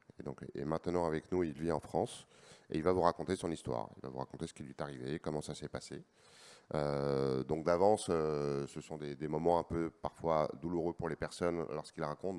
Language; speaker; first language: French; native; French